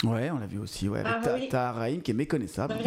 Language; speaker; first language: French; native; French